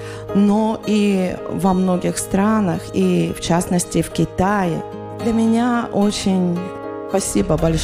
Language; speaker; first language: Russian; non-native, fluent; Chinese